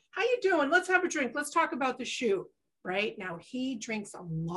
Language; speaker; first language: English; native; English